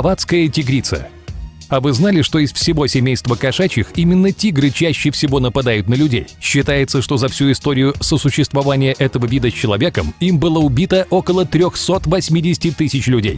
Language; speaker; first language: Russian; native; Russian